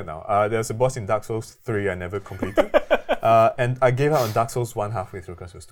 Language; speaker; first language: English; native; English